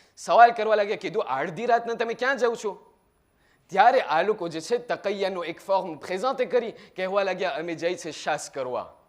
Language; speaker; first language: Gujarati; early bilingual, heritage; Gujarati